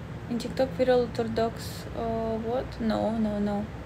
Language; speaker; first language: English; non-native, learner; Russian